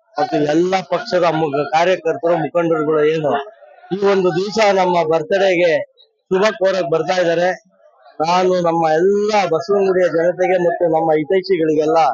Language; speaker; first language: Kannada; native; Kannada